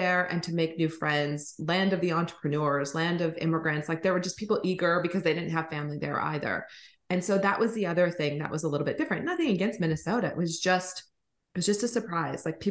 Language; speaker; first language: English; native; English